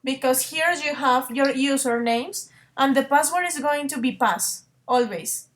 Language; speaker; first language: English; non-native, fluent; Spanish